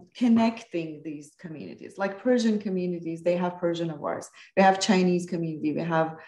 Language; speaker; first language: English; non-native, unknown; Persian